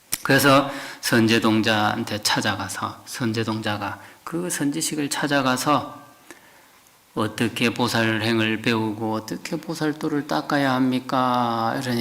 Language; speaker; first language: Korean; native; Korean